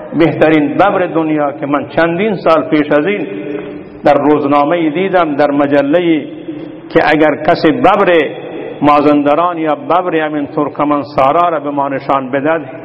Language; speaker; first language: Persian; non-native, local second language; Baluchi